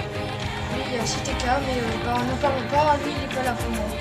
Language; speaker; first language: French; native; French